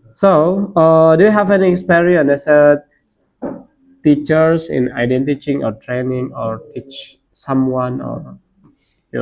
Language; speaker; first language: English; non-native, learner; Indonesian